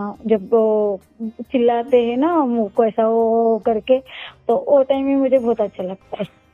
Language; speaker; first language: Hindi; non-native, local second language; Marathi